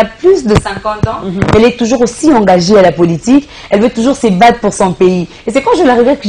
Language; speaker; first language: French; non-native, local second language; Lingala